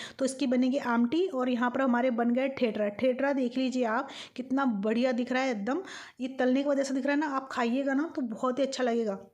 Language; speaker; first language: Hindi; non-native, local second language; Bangla